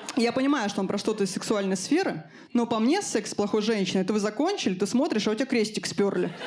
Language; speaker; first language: Russian; native; Russian